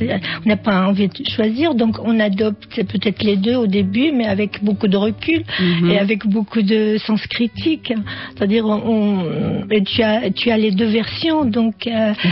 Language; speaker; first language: French; non-native, fluent; Arabic